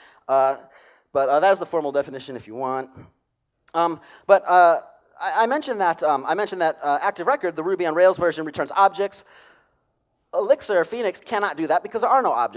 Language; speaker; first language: English; native; English